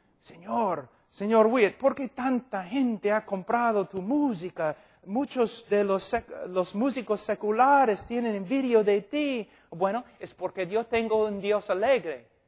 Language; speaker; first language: Spanish; non-native, fluent; English